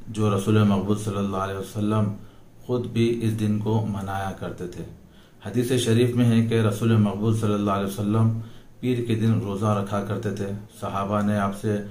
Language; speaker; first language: Urdu; native; Urdu